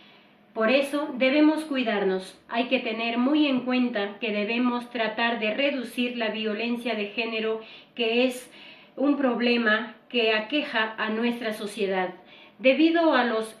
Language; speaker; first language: Spanish; native; Spanish